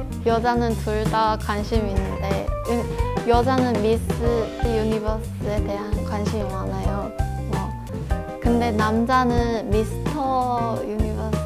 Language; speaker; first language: Korean; non-native, fluent; Chinese